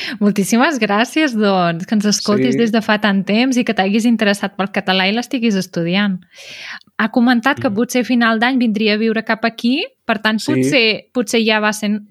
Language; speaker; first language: Catalan; native; Catalan